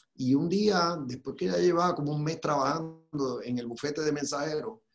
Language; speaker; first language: Spanish; native; Spanish